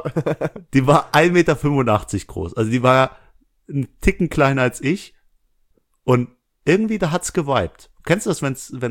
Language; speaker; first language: German; native; German